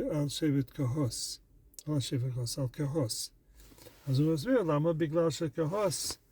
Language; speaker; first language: Hebrew; non-native, fluent; English